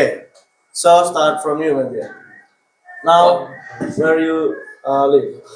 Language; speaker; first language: English; non-native, learner; Indonesian